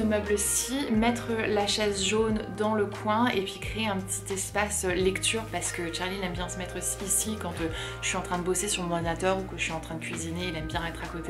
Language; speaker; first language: French; native; French